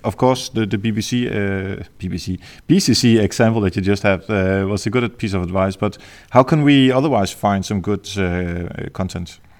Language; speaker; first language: English; non-native, fluent; Danish